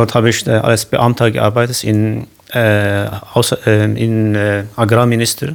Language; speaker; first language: German; non-native, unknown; Kurdish